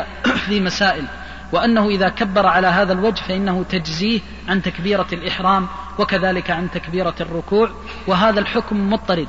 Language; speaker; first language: Arabic; native; Arabic